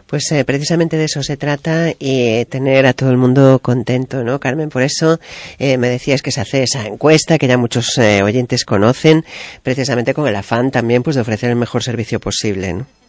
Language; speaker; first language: Spanish; native; Spanish